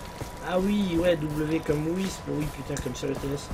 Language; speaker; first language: French; native; French